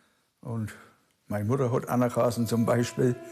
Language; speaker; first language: German; native; German